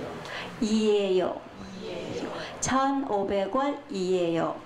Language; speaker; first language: Korean; non-native, fluent; Chinese